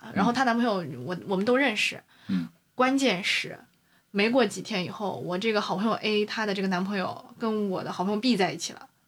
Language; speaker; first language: Chinese; native; Chinese